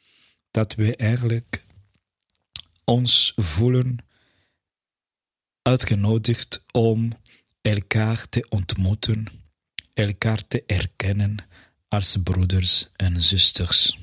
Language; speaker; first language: Dutch; non-native, fluent; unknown